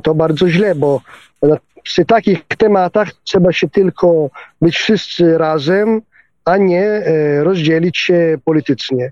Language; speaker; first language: Polish; non-native, fluent; Italian